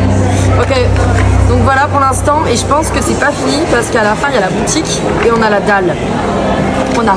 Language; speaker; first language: French; native; French